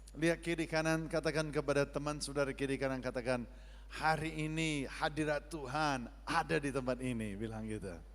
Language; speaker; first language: Indonesian; non-native, fluent; English